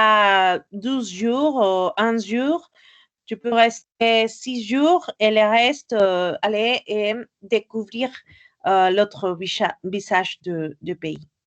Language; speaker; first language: French; non-native, fluent; Spanish